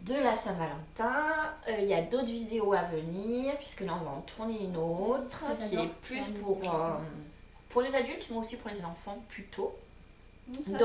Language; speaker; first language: French; native; French